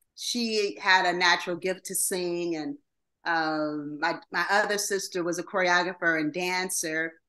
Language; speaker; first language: English; native; English